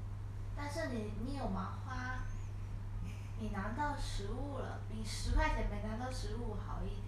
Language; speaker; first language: Chinese; native; Chinese